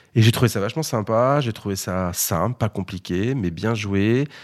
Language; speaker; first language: French; native; French